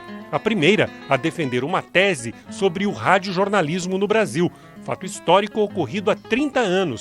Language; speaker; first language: Portuguese; native; Portuguese